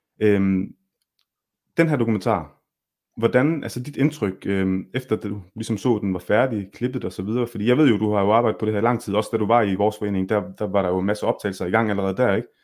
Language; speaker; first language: Danish; early bilingual, other home language; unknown